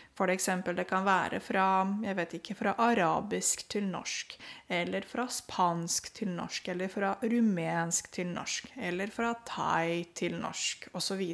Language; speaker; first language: Norwegian; non-native, fluent; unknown